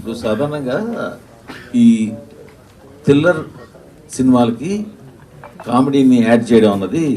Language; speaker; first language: Telugu; native; Telugu